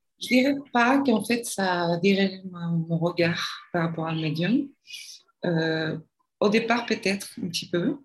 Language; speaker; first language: French; non-native, fluent; Spanish